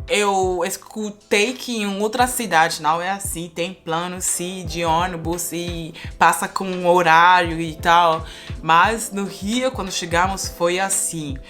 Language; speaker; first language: Portuguese; non-native, fluent; Spanish